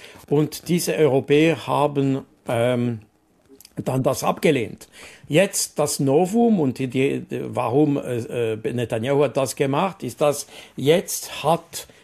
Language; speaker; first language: German; non-native, local second language; French